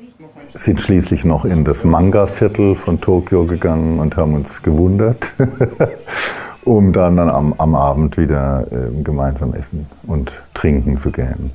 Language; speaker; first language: German; native; German